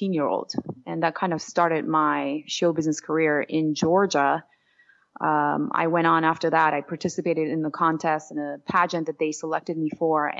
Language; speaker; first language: English; non-native, fluent; Georgian